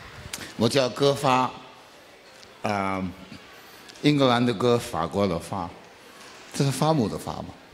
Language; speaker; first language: Chinese; non-native, fluent; English